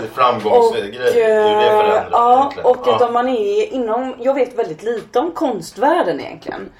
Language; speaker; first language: Swedish; native; Swedish